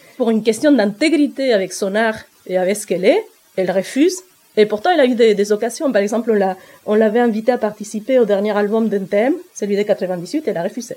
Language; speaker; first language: French; non-native, fluent; Spanish